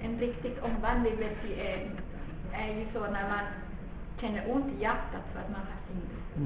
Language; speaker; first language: Swedish; non-native, fluent; Spanish